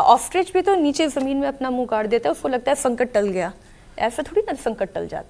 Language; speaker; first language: Hindi; native; Hindi